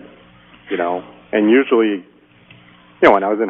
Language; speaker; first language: English; native; English